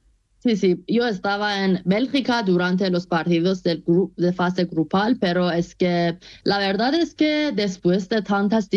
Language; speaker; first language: Spanish; non-native, fluent; Persian